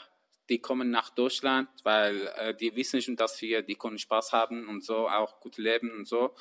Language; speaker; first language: German; non-native, learner; Persian